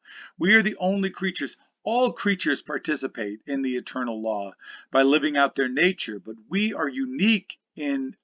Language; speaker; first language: English; native; English